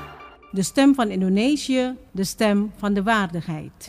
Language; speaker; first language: Dutch; non-native, fluent; Indonesian